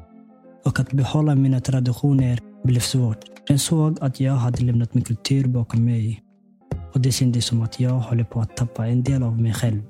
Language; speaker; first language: Swedish; early bilingual, other home language; Somali